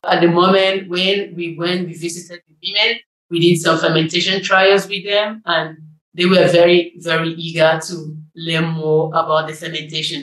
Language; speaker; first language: English; non-native, local second language; Igbo